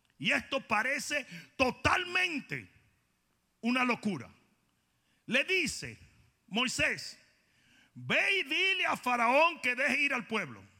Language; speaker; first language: Spanish; native; Spanish